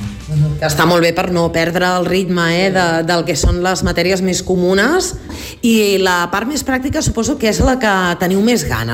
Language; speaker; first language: Catalan; native; Catalan